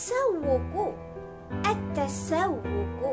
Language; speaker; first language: Arabic; non-native, fluent; Malay